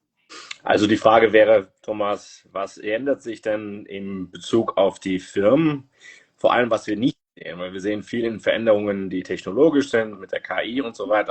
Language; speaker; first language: German; non-native, fluent; Portuguese